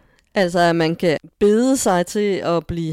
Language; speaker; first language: Danish; native; Danish